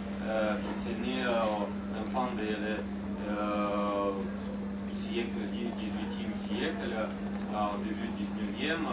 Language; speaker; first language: French; non-native, fluent; Russian